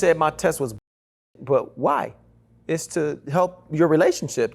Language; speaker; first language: English; native; English